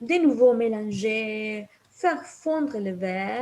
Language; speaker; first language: French; non-native, fluent; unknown